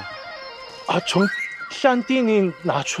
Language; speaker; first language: Chinese; non-native, learner; Korean